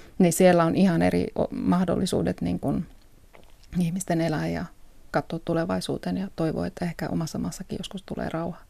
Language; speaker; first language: Finnish; early bilingual, heritage; Finnish